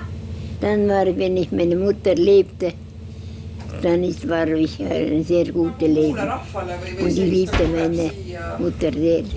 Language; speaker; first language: German; non-native, learner; Estonian